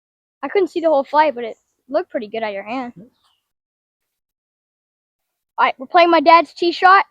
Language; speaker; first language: English; native; English